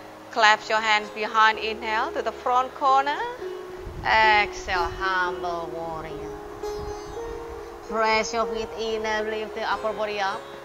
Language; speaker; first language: English; non-native, fluent; Indonesian